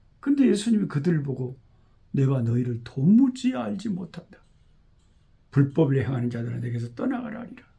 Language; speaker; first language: Korean; native; Korean